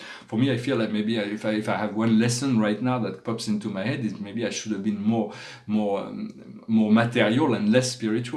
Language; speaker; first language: English; non-native, fluent; French